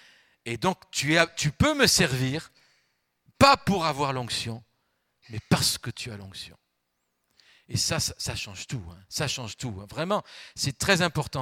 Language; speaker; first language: French; native; French